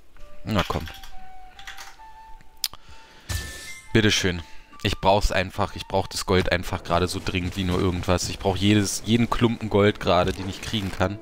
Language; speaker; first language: German; native; German